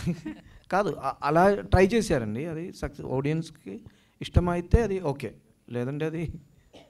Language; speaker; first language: Telugu; non-native, learner; Malayalam